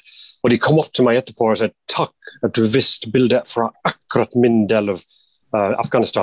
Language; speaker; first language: Norwegian; non-native, fluent; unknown